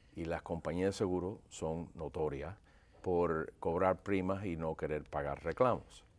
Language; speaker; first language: Spanish; early bilingual, heritage; Spanish